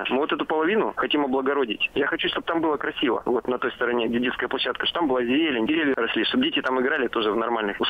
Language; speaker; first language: Russian; non-native, fluent; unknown